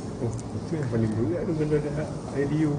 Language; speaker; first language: Malay; native; Malay